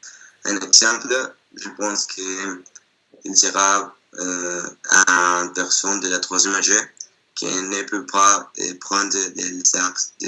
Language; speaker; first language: French; non-native, learner; Spanish